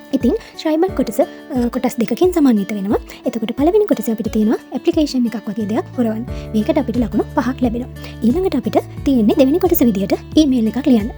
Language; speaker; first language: Sinhala; native; Sinhala